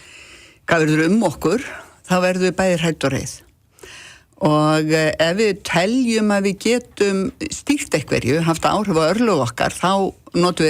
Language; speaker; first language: Icelandic; native; Icelandic